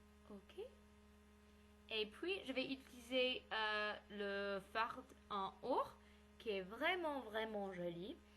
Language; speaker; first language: French; non-native, learner; English